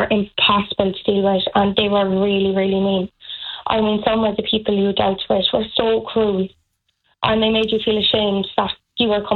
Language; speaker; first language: English; native; English